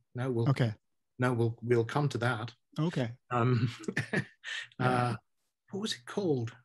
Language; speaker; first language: English; native; English